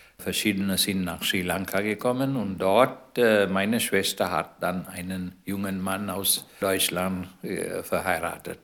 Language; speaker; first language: German; non-native, learner; Sinhala